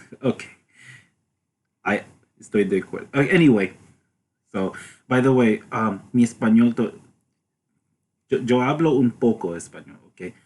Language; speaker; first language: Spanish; non-native, learner; English